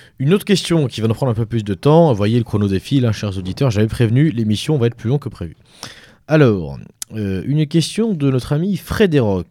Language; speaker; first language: French; native; French